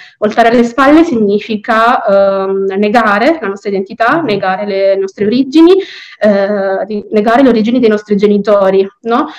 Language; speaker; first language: Italian; native; Italian